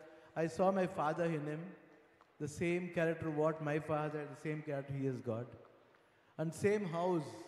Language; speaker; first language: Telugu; non-native, learner; Kannada